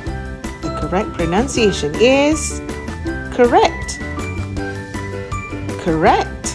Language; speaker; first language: English; non-native, local second language; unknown